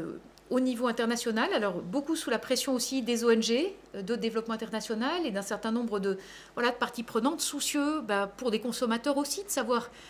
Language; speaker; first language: French; native; French